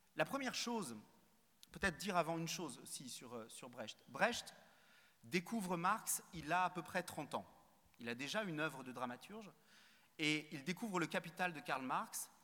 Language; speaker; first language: French; native; French